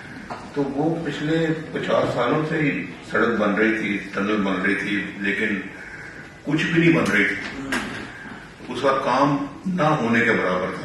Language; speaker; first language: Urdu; non-native, local second language; Punjabi